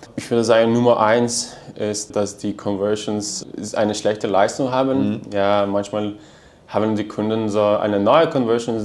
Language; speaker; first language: German; non-native, learner; Lithuanian